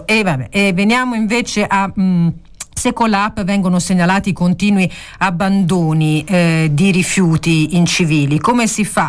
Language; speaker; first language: Italian; native; Italian